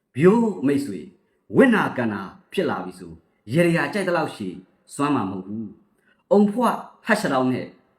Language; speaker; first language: Burmese; native; Burmese